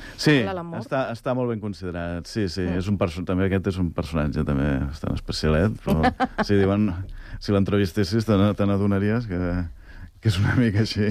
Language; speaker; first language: Catalan; native; Catalan